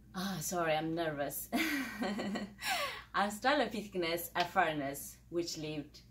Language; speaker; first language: English; non-native, fluent; Amharic